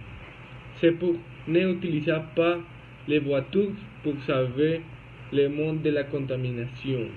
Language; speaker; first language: French; non-native, learner; Spanish